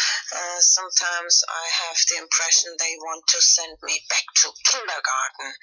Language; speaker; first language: English; non-native, fluent; German